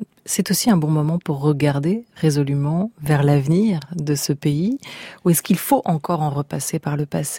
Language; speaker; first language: French; native; French